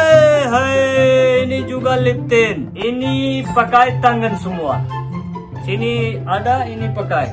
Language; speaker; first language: Indonesian; non-native, learner; Hindi